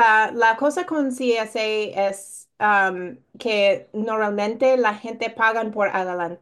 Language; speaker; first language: Spanish; non-native, fluent; English